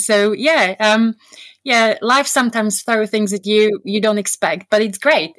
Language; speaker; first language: English; non-native, fluent; Slovak